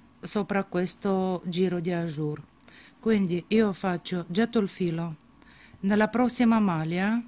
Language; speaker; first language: Italian; non-native, fluent; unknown